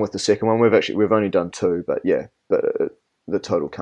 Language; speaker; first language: English; native; English